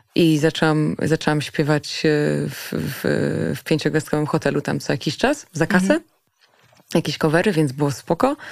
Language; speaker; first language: Polish; early bilingual, other home language; German